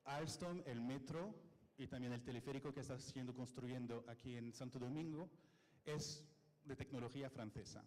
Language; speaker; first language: Spanish; non-native, fluent; French